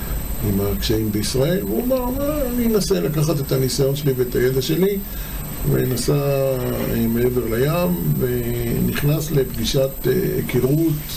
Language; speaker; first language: Hebrew; native; Hebrew